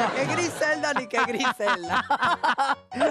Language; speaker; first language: Spanish; native; Spanish